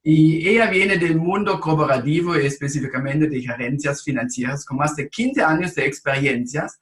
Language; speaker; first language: Spanish; non-native, fluent; German